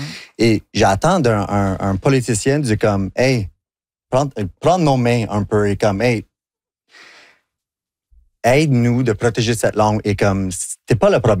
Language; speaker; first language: French; non-native, local second language; English